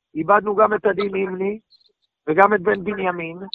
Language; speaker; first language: Hebrew; native; Hebrew